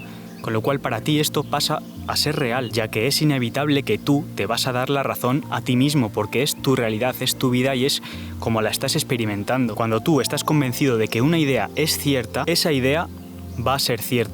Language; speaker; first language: Spanish; native; Spanish